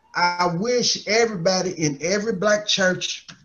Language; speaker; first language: English; native; English